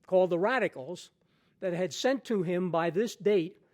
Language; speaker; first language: English; native; English